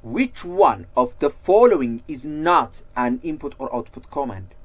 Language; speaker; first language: English; non-native, local second language; Amharic